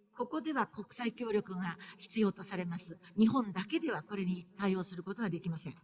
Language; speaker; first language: Japanese; native; Japanese